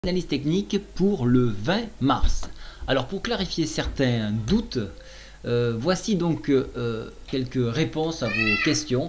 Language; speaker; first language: French; native; French